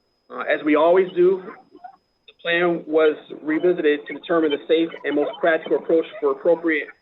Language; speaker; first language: English; native; English